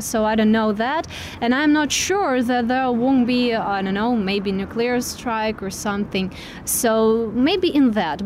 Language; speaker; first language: English; non-native, fluent; Russian